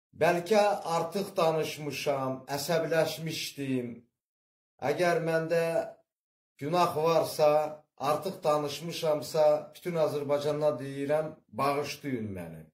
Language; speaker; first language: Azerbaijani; early bilingual, heritage; Azerbaijani